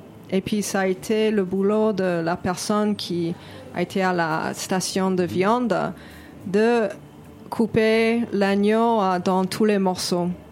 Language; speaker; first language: French; non-native, fluent; English